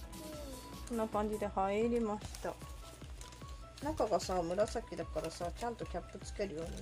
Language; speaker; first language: Japanese; native; Japanese